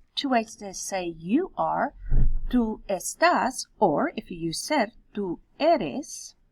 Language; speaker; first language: Spanish; non-native, fluent; English